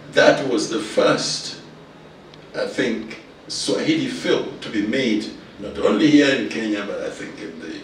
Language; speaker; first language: English; non-native, local second language; Luyia